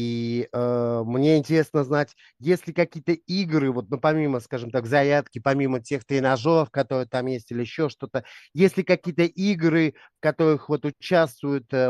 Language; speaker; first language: Russian; native; Russian